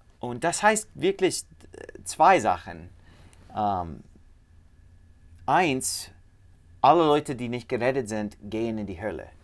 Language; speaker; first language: German; non-native, learner; English